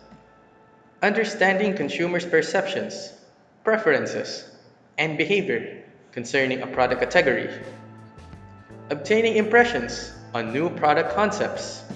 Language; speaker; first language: English; non-native, local second language; Filipino